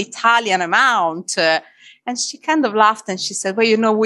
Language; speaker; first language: English; non-native, fluent; Italian